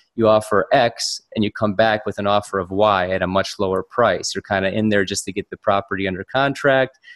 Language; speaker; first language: English; native; English